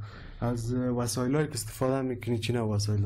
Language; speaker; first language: Persian; native; Persian